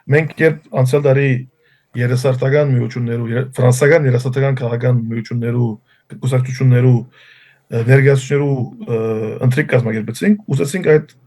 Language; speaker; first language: Armenian; early bilingual, heritage; Armenian